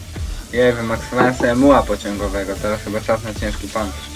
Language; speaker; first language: Polish; native; Polish